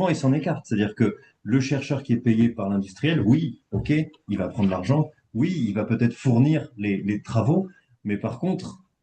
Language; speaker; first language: French; native; French